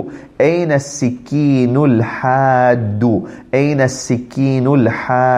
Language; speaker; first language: Arabic; non-native, fluent; English